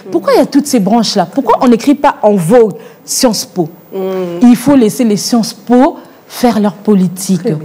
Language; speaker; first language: French; non-native, local second language; Lingala